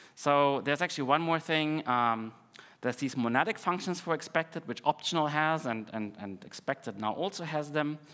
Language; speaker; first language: English; non-native, fluent; Russian